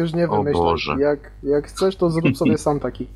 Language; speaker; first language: Polish; native; Polish